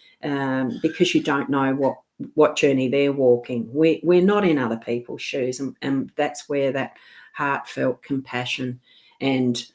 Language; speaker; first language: English; native; English